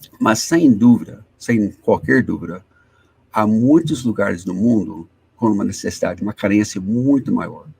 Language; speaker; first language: Portuguese; non-native, fluent; English